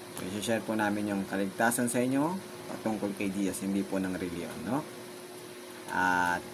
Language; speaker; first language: Filipino; non-native, local second language; Bikol